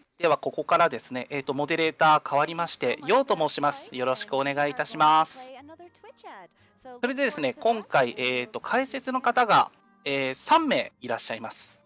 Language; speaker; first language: Japanese; native; Japanese